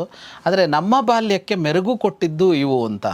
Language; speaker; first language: Kannada; native; Kannada